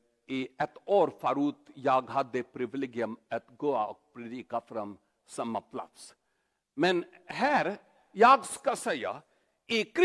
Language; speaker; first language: Swedish; non-native, learner; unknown